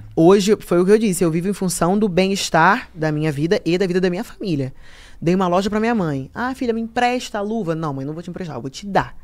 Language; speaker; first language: Portuguese; native; Portuguese